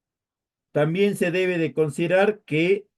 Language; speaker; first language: Spanish; native; Spanish